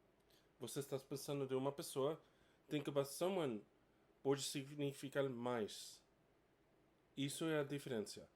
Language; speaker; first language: Portuguese; non-native, fluent; English